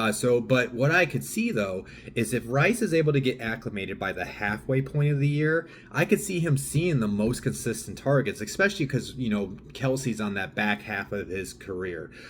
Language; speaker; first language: English; native; English